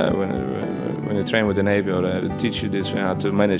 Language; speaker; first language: English; non-native, fluent; Polish